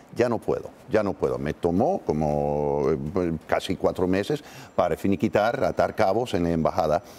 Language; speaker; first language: Spanish; non-native, fluent; English